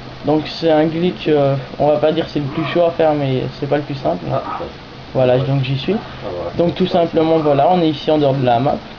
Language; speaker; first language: French; native; French